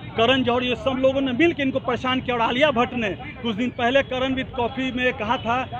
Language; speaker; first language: Hindi; native; Hindi